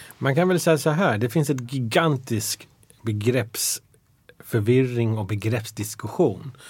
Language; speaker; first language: Swedish; early bilingual, other home language; Persian